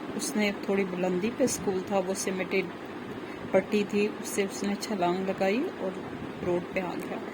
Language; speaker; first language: Urdu; non-native, local second language; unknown